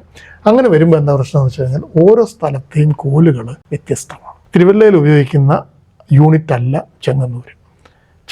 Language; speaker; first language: Malayalam; native; Malayalam